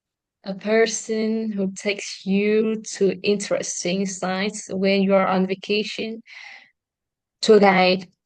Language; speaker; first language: English; non-native, learner; Vietnamese